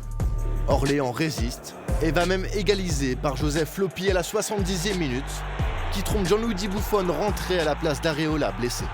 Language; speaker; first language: French; native; French